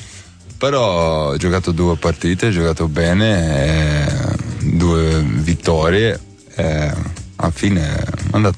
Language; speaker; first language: Italian; non-native, learner; Dutch